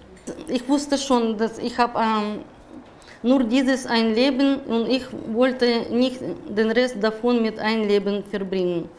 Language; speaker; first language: German; non-native, fluent; Russian